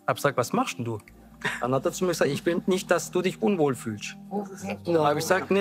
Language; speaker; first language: German; native; German